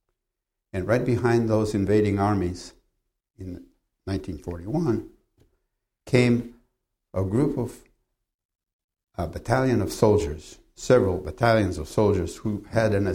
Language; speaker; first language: English; early bilingual, other home language; Polish